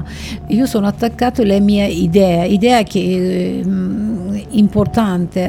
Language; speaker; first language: Italian; non-native, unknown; Turkish